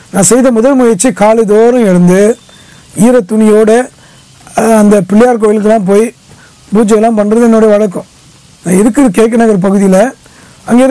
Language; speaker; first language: Tamil; native; Tamil